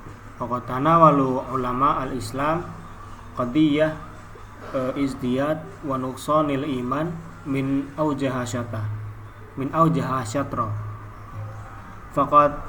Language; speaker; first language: Arabic; non-native, learner; Indonesian